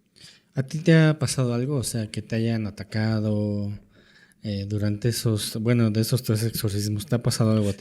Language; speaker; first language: Spanish; native; Spanish